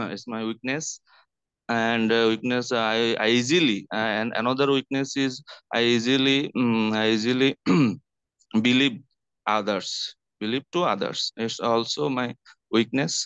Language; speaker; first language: English; non-native, learner; Bangla